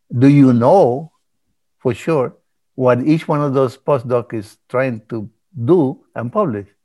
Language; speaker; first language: English; early bilingual, other home language; Spanish